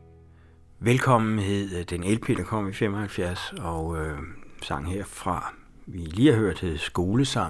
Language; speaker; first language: Danish; native; Danish